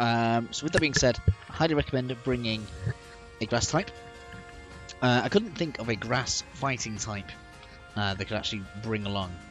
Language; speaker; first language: English; native; English